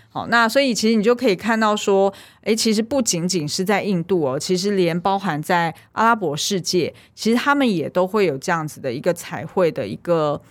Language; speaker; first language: Chinese; native; Chinese